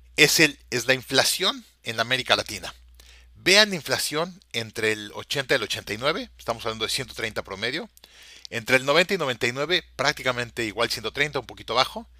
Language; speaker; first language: Spanish; native; Spanish